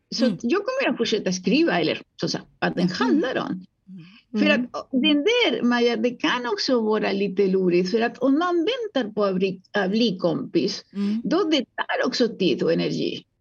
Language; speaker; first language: Swedish; non-native, fluent; Spanish